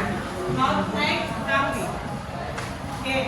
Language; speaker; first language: English; non-native, learner; Indonesian